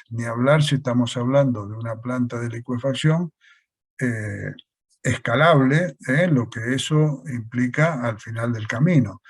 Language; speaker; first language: Spanish; native; Spanish